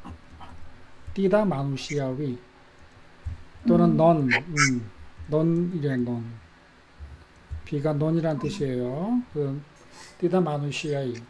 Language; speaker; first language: Korean; native; Korean